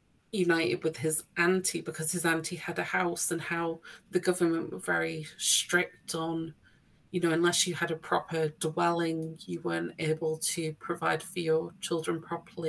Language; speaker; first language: English; native; English